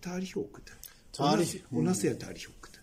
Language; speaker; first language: Turkish; non-native, fluent; Japanese